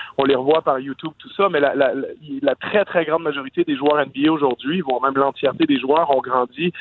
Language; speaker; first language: French; native; French